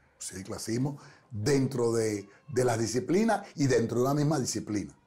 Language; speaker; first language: Spanish; native; Spanish